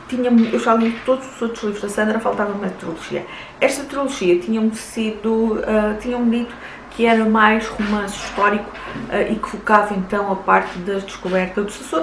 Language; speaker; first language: Portuguese; native; Portuguese